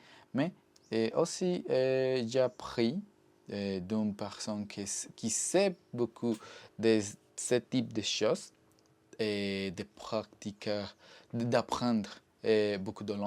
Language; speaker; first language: French; non-native, learner; Spanish